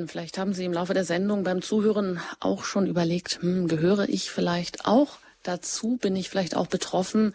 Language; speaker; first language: German; native; German